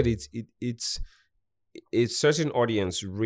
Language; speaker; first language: English; non-native, local second language; Igbo